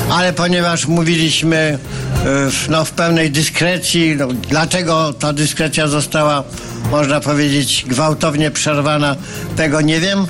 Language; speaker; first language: Polish; native; Polish